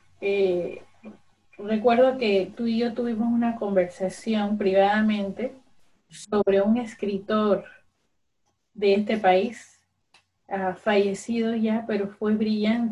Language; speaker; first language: Spanish; early bilingual, other home language; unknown